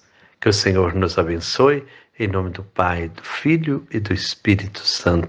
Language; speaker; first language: Portuguese; native; Portuguese